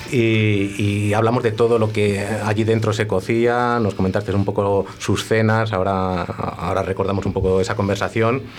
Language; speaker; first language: Spanish; native; Spanish